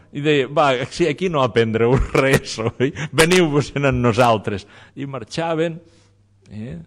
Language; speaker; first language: Catalan; native; Catalan